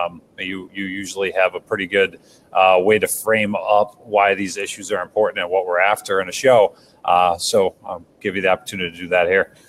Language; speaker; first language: English; native; English